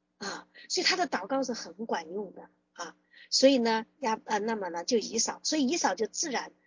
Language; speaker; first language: Chinese; native; Chinese